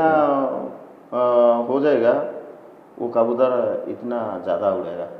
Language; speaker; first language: Hindi; non-native, local second language; Odia